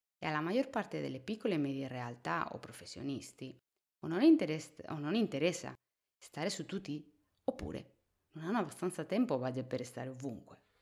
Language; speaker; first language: Italian; non-native, fluent; Spanish